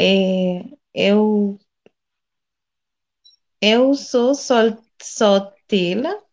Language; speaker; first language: Portuguese; non-native, learner; Haitian Creole